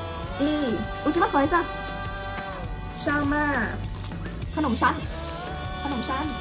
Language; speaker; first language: Portuguese; non-native, learner; Thai